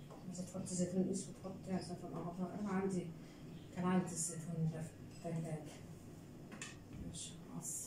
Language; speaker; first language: Arabic; native; Arabic